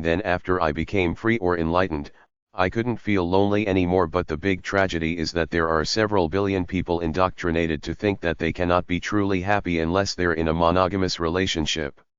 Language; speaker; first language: English; native; English